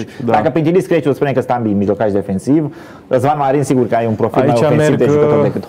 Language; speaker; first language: Romanian; native; Romanian